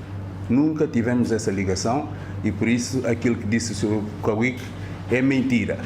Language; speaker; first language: Portuguese; native; Portuguese